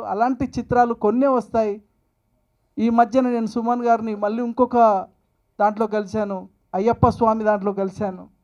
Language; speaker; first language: Telugu; native; Telugu